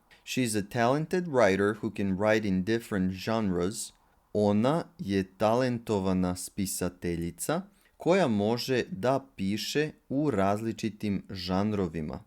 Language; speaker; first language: Serbian; native; Serbian